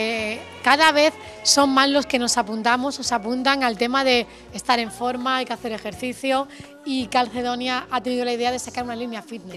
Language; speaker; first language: Spanish; native; Spanish